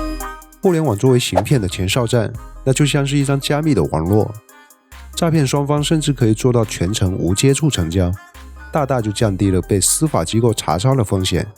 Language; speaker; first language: Chinese; native; Chinese